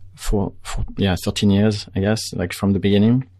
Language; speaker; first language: English; non-native, fluent; French